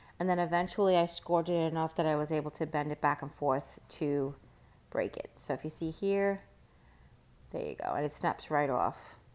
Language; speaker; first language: English; native; English